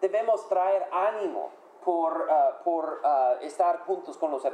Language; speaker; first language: Spanish; non-native, fluent; English